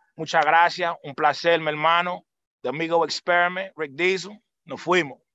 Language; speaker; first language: Spanish; early bilingual, heritage; Spanish